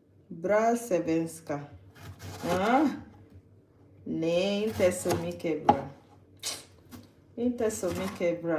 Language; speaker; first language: Swedish; non-native, learner; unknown